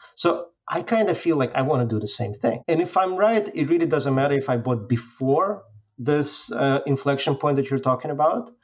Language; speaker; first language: English; non-native, fluent; Russian